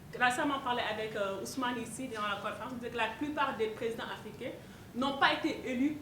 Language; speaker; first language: French; non-native, local second language; Wolof